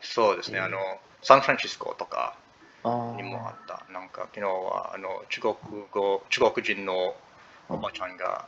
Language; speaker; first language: Japanese; non-native, learner; English